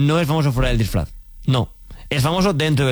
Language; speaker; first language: Spanish; native; Spanish